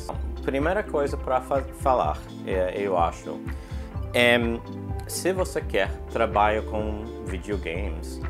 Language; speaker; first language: Portuguese; non-native, learner; English